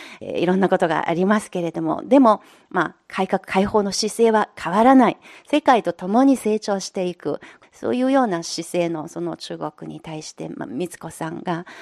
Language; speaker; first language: Japanese; non-native, fluent; Chinese